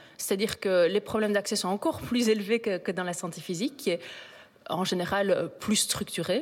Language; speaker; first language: French; native; French